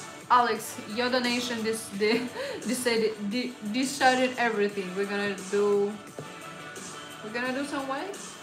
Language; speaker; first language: English; non-native, fluent; Russian